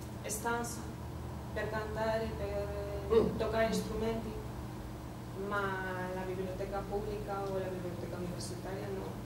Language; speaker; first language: Italian; non-native, learner; Spanish